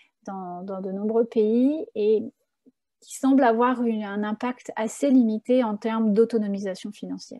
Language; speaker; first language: French; native; French